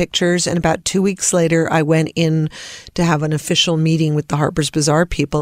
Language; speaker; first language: English; native; English